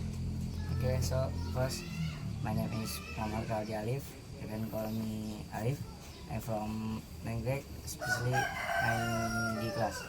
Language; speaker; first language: English; non-native, learner; Indonesian